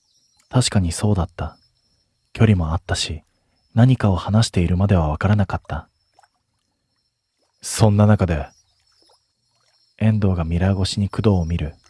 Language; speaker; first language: Japanese; native; Japanese